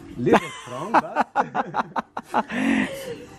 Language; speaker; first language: English; non-native, learner; Albanian